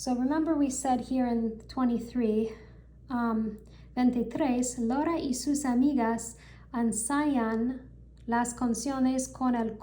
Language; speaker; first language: Spanish; non-native, learner; English